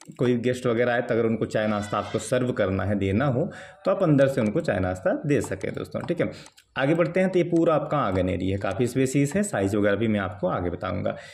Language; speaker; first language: Hindi; native; Hindi